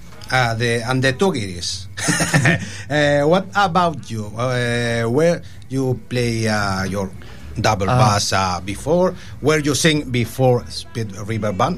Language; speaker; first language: English; non-native, learner; Spanish